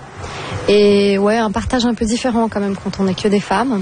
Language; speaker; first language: French; native; French